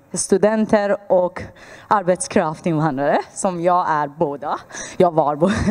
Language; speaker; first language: Swedish; non-native, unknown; Persian